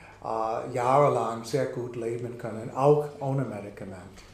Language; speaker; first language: German; non-native, fluent; English